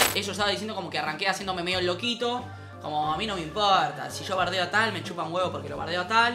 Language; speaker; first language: Spanish; native; Spanish